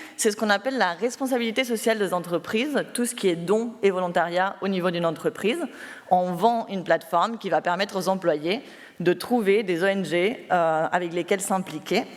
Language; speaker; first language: French; non-native, fluent; Spanish